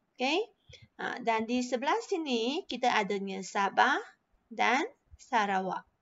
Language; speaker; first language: Malay; non-native, local second language; Chinese